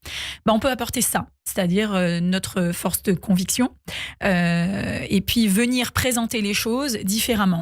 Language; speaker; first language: French; native; French